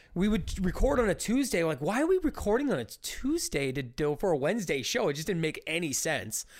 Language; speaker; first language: English; native; English